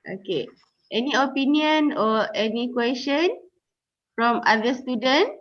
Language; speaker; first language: English; non-native, local second language; Malay